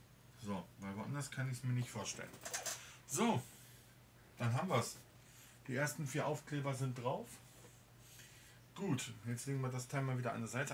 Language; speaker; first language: German; native; German